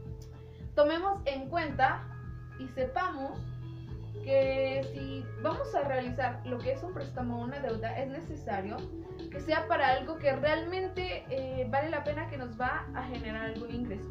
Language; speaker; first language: Spanish; native; Spanish